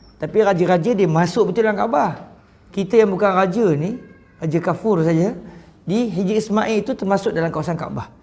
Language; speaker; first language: Malay; native; Malay